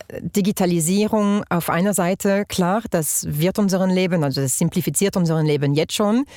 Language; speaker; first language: German; non-native, fluent; French